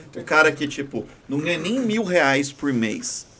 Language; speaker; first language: Portuguese; native; Portuguese